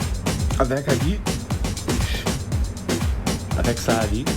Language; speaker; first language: French; non-native, learner; English